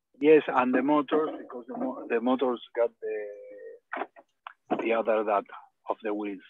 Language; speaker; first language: English; non-native, learner; Spanish